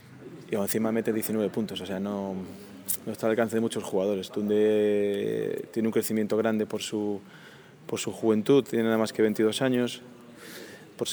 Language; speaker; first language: Spanish; native; Spanish